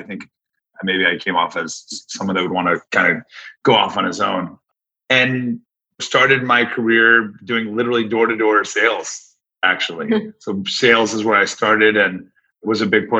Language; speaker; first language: English; native; English